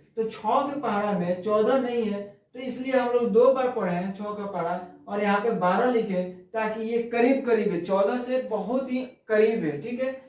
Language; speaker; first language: Hindi; native; Hindi